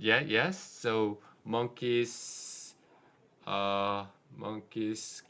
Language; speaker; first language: English; non-native, learner; Korean